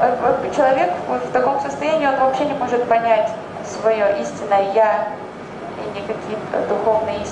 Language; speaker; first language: Russian; native; Russian